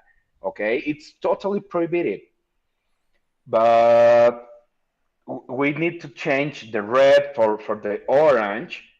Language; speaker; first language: English; non-native, learner; Spanish